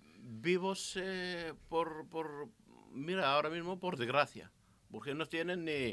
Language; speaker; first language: Spanish; non-native, learner; Arabic